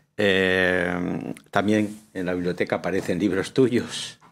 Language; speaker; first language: Spanish; native; Spanish